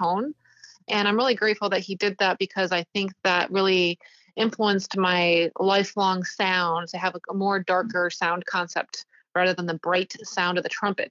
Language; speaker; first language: English; native; English